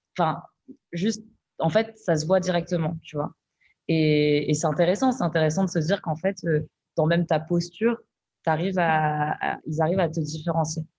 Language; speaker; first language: French; native; French